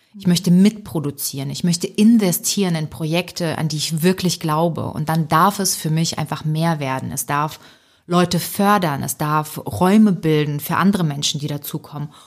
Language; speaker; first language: German; early bilingual, other home language; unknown